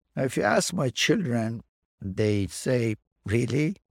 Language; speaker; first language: English; non-native, fluent; Persian